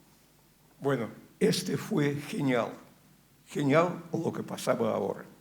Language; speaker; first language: Spanish; non-native, learner; Russian